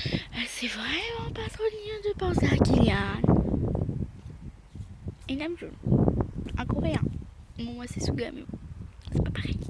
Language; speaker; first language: French; native; French